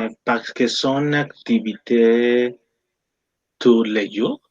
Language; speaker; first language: French; non-native, learner; Spanish